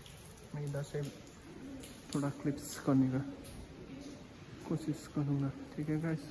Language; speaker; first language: Hindi; non-native, local second language; Nepali